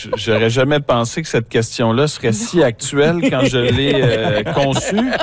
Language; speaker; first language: French; native; French